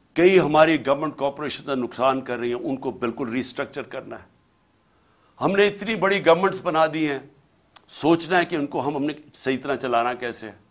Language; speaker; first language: Urdu; native; Urdu